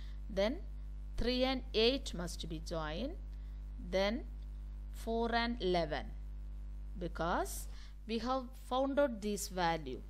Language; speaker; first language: English; non-native, local second language; Tamil